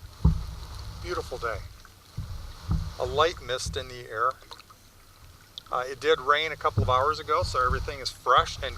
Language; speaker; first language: English; native; English